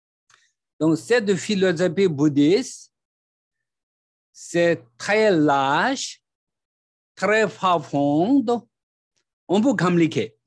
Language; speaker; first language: French; non-native, learner; Tibetan